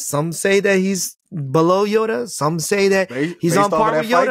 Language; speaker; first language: English; native; English